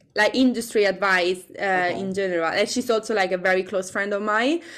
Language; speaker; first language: English; non-native, fluent; Italian